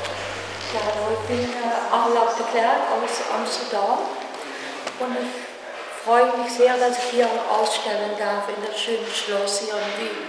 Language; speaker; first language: German; non-native, learner; Dutch